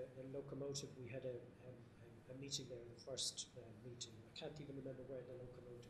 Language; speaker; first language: English; native; English